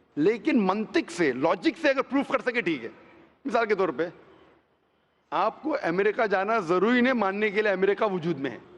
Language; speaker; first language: Hindi; non-native, local second language; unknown